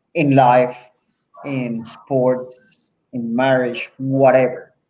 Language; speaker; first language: English; non-native, fluent; Spanish